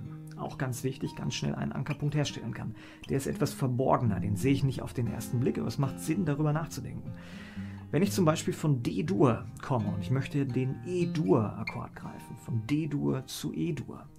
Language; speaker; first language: German; native; German